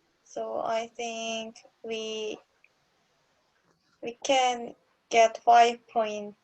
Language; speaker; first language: English; non-native, learner; Korean